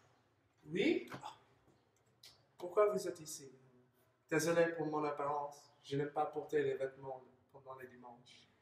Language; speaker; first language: French; non-native, learner; English